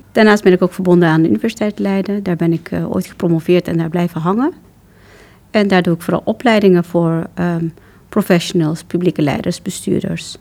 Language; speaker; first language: Dutch; early bilingual, other home language; Turkish